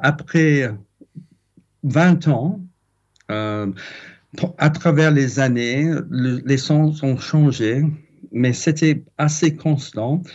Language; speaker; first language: French; non-native, fluent; English